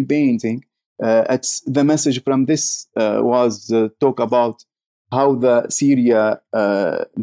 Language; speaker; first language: English; non-native, learner; Arabic